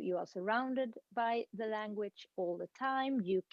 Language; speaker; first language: English; non-native, fluent; Swedish